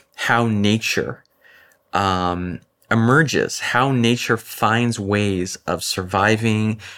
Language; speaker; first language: English; native; English